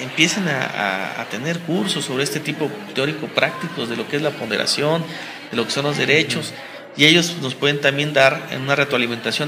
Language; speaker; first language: Spanish; native; Spanish